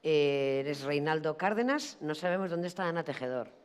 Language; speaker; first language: Spanish; native; Spanish